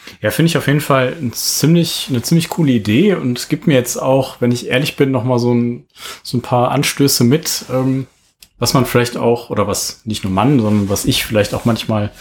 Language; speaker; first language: German; native; German